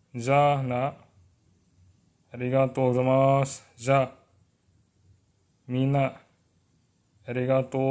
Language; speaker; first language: Japanese; non-native, learner; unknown